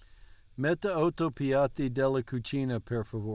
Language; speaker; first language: Italian; non-native, learner; English